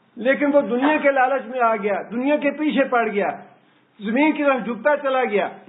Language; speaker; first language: Urdu; non-native, local second language; Punjabi